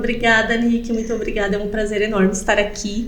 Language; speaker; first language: Portuguese; native; Portuguese